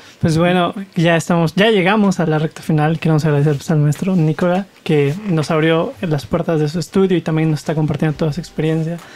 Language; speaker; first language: Spanish; native; Spanish